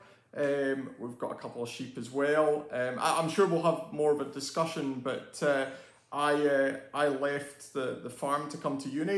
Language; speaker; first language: English; native; English